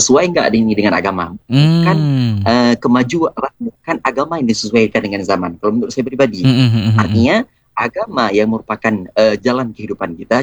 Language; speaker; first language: Indonesian; native; Indonesian